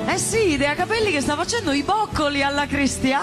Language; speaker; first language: Italian; native; Italian